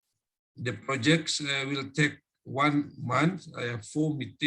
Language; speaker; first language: English; non-native, fluent; Indonesian